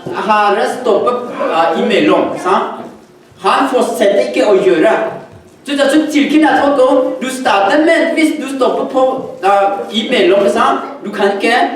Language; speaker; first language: Norwegian; non-native, learner; Hakha Chin